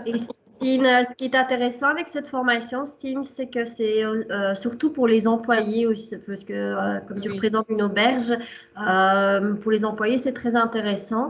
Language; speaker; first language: French; native; French